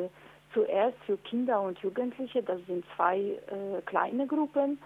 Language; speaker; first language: German; non-native, fluent; Polish